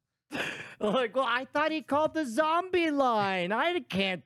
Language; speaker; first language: English; native; English